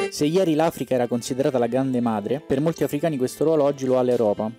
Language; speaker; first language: Italian; native; Italian